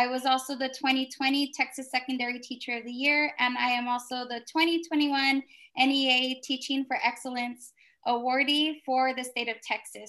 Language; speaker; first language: English; native; English